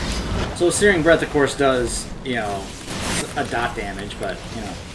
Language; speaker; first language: English; native; English